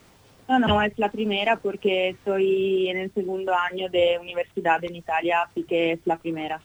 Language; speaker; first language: Spanish; non-native, fluent; Italian